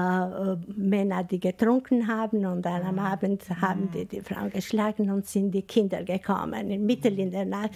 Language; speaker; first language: German; non-native, fluent; Albanian